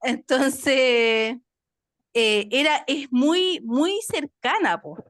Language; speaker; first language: Spanish; native; Spanish